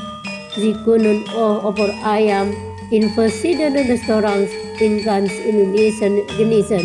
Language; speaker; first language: German; non-native, fluent; Indonesian